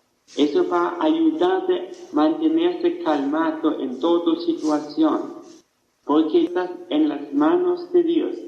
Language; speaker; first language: Spanish; non-native, fluent; German